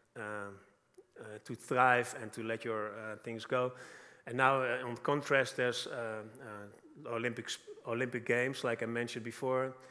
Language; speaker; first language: English; non-native, fluent; Dutch